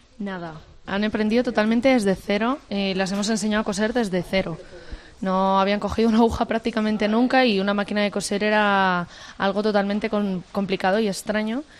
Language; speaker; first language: Spanish; native; Spanish